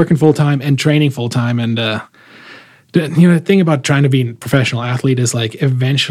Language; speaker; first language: English; non-native, fluent; German